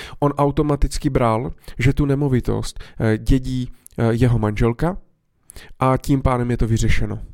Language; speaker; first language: Czech; native; Czech